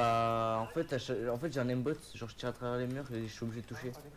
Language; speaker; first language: French; native; French